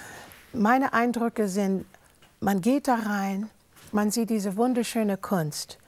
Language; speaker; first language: German; non-native, fluent; English